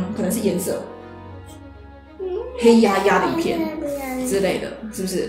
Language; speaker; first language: Chinese; native; Chinese